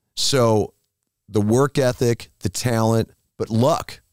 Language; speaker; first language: English; native; English